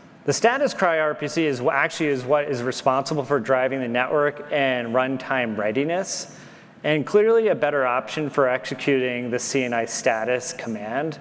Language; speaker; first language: English; native; English